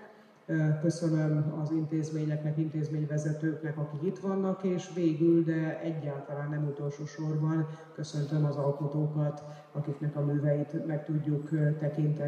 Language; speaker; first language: Hungarian; native; Hungarian